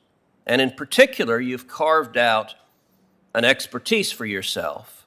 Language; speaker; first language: English; native; English